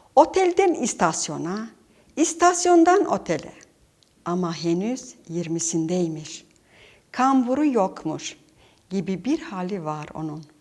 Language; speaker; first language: Turkish; native; Turkish